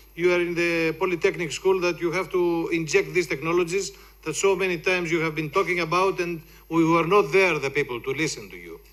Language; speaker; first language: English; non-native, fluent; Greek